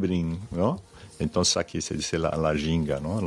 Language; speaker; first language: Spanish; early bilingual, heritage; Spanish